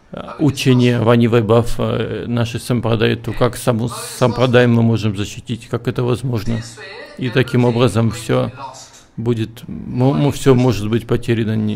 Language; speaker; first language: Russian; native; Russian